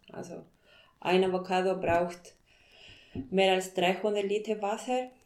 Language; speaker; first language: German; non-native, fluent; Spanish